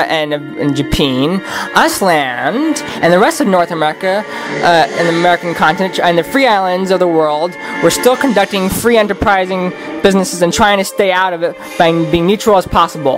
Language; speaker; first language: English; native; English